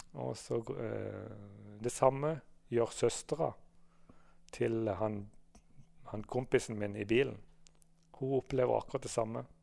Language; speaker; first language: Norwegian; native; Norwegian